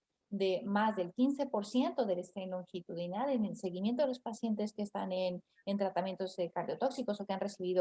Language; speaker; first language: Spanish; native; Spanish